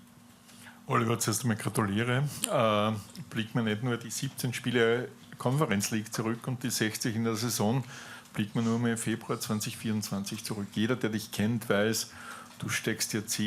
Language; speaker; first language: German; native; German